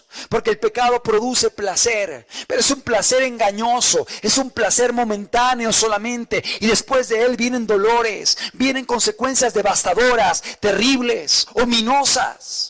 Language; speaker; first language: Spanish; native; Spanish